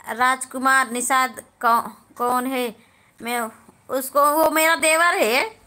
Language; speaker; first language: Hindi; native; Hindi